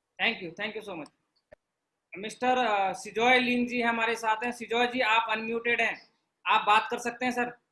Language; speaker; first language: Hindi; native; Hindi